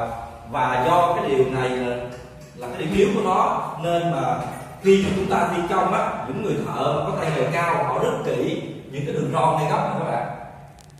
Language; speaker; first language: Vietnamese; native; Vietnamese